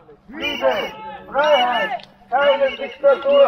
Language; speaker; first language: German; native; German